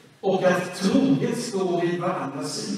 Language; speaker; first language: Swedish; non-native, fluent; Swahili